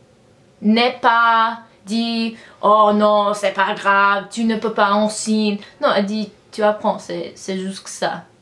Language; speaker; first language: French; non-native, learner; English